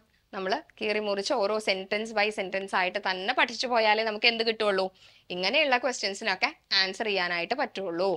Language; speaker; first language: Malayalam; native; Malayalam